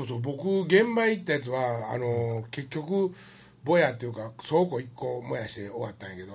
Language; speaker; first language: Japanese; native; Japanese